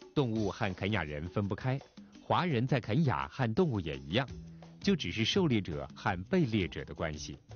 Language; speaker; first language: Chinese; non-native, local second language; Cantonese